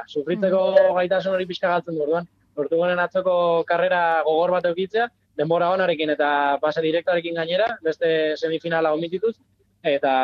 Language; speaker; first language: Basque; native; Basque